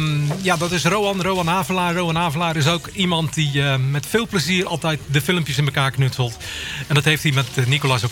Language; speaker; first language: Dutch; native; Dutch